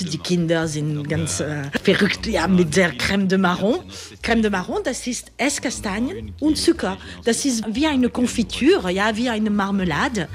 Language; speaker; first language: German; non-native, learner; French